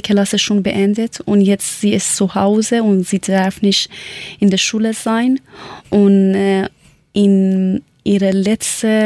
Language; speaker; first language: German; non-native, learner; Persian